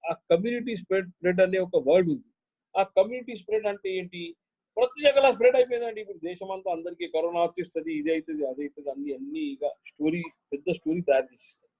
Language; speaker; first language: Telugu; non-native, local second language; Hindi